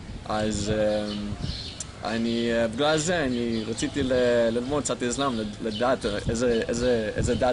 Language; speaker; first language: Hebrew; non-native, learner; English